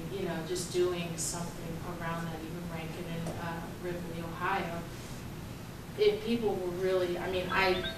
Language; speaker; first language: English; native; English